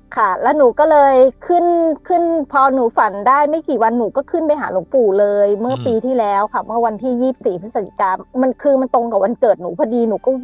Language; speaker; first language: Thai; native; Thai